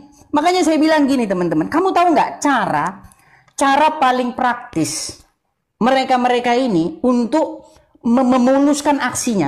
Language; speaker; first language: Indonesian; native; Indonesian